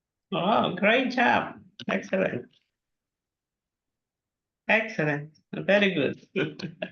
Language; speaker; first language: English; non-native, fluent; Spanish